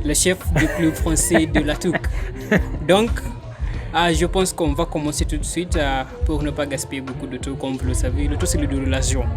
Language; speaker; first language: French; non-native, learner; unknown